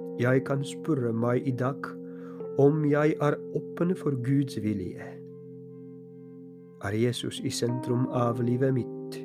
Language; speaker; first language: Norwegian; non-native, fluent; Polish